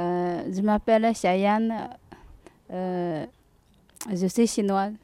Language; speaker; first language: French; non-native, learner; Chinese